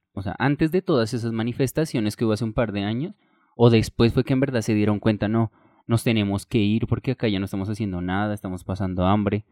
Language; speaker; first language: Spanish; native; Spanish